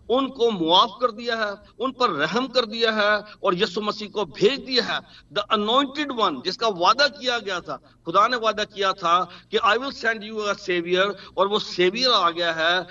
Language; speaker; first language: Urdu; non-native, local second language; Punjabi